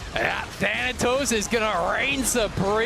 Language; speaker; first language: English; native; English